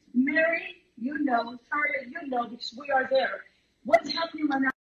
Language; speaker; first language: English; native; English